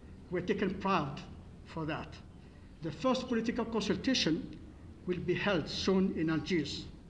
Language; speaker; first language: English; non-native, fluent; Arabic